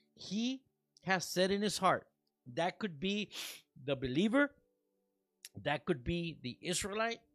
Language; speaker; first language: English; early bilingual, other home language; Spanish